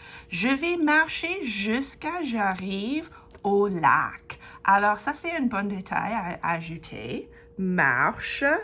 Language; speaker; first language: French; non-native, fluent; English